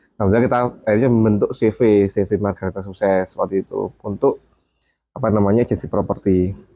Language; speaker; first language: Indonesian; non-native, local second language; Javanese